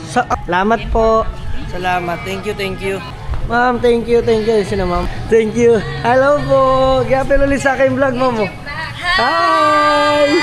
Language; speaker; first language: Filipino; native; Filipino